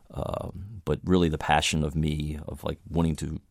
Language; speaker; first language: English; native; English